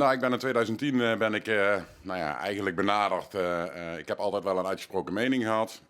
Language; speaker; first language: Dutch; native; Dutch